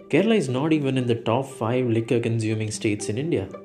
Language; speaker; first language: English; non-native, local second language; Malayalam